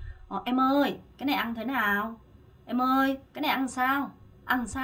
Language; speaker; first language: Vietnamese; non-native, fluent; Korean